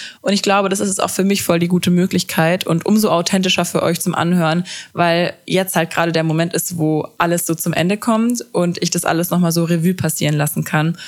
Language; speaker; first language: German; native; German